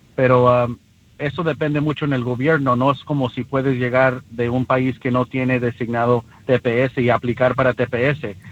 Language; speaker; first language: Spanish; early bilingual, heritage; Spanish